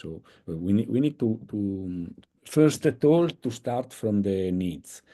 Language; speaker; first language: English; non-native, fluent; Italian